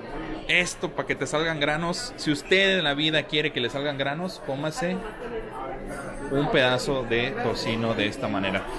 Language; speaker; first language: Spanish; native; Spanish